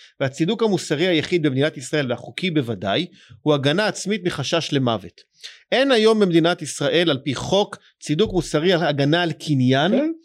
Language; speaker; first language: Hebrew; native; Hebrew